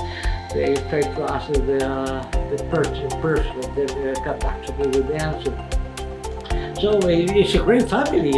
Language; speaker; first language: English; non-native, local second language; Spanish